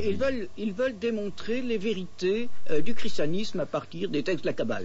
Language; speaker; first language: French; native; French